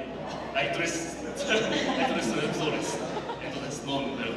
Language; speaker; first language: Spanish; non-native, learner; Japanese